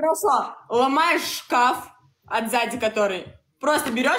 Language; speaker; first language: Russian; native; Russian